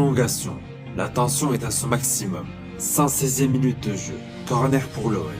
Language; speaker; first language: French; native; French